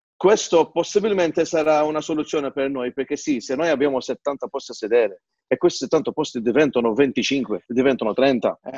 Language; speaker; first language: Italian; non-native, fluent; Maltese